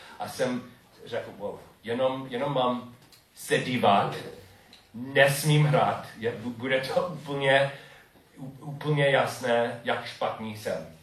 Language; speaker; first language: Czech; non-native, fluent; English